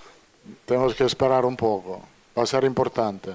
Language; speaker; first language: Portuguese; non-native, fluent; Italian